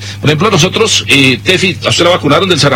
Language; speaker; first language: Spanish; native; Spanish